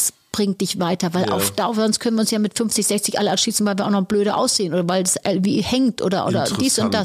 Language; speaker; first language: German; native; German